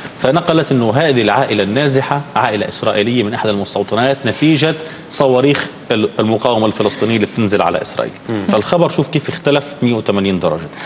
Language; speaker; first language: Arabic; native; Arabic